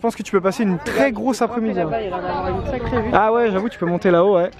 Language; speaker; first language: French; native; French